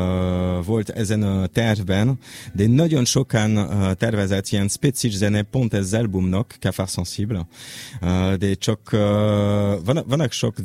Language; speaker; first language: Hungarian; non-native, learner; French